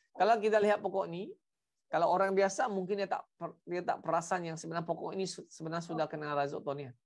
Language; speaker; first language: Malay; non-native, local second language; Chinese